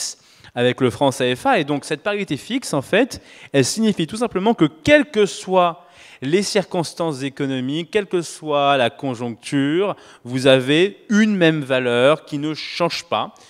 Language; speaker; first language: French; native; French